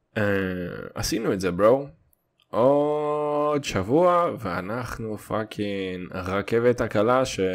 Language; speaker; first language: Hebrew; early bilingual, other home language; Russian